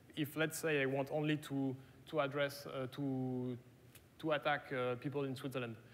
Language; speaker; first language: English; non-native, fluent; German